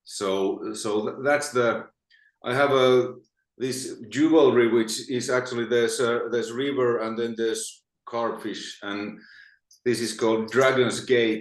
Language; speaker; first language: English; non-native, fluent; Finnish